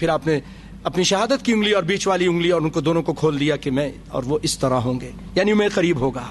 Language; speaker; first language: Urdu; native; Urdu